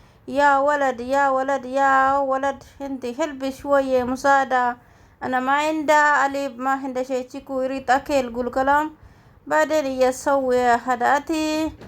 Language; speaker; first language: Arabic; non-native, learner; Oromo